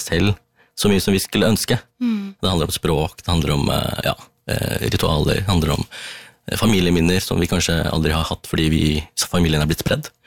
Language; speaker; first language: Norwegian; early bilingual, other home language; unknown